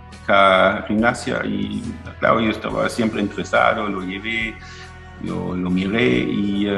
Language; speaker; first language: Spanish; non-native, fluent; German